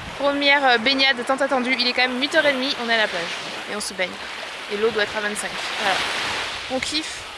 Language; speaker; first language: French; native; French